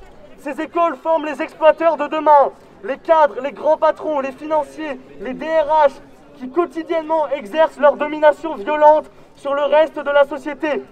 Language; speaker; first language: French; native; French